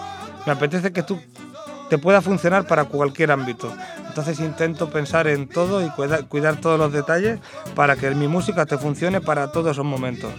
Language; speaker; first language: Spanish; native; Spanish